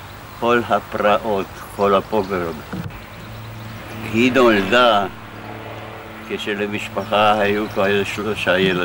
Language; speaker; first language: Hebrew; non-native, fluent; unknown